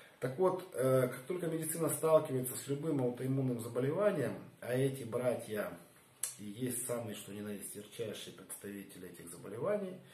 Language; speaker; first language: Russian; native; Russian